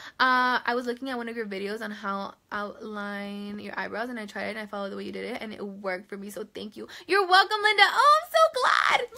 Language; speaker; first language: English; native; English